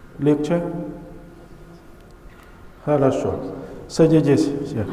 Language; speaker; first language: Russian; non-native, learner; Chinese